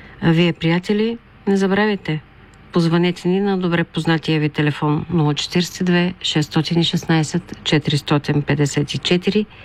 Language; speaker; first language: Bulgarian; native; Bulgarian